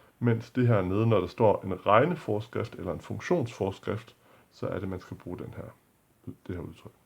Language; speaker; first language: Danish; native; Danish